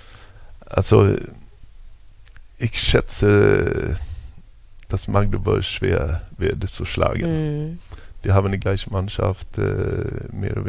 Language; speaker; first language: German; non-native, fluent; Swedish